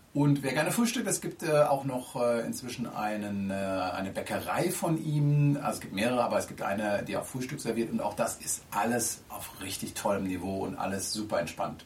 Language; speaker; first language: German; native; German